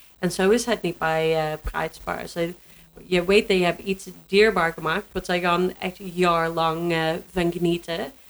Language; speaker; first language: Dutch; non-native, learner; English